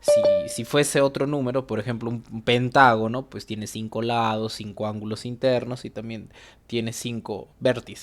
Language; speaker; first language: Spanish; native; Spanish